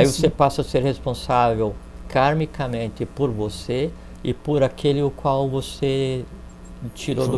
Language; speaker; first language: Portuguese; native; Portuguese